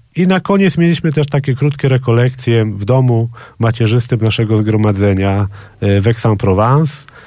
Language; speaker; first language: Polish; native; Polish